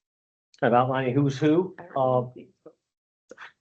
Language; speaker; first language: English; native; English